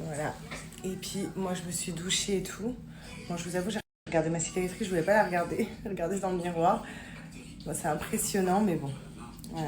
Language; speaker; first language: French; native; French